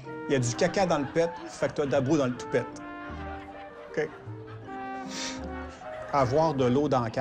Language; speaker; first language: French; native; French